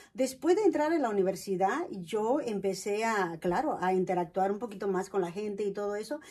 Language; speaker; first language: Spanish; non-native, local second language; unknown